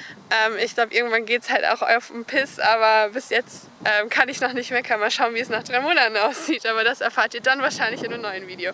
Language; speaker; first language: German; native; German